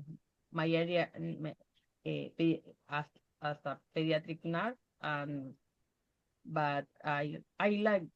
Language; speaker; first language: English; non-native, learner; Spanish